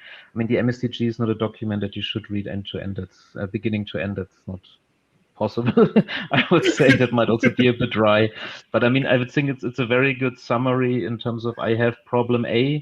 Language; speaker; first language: English; non-native, fluent; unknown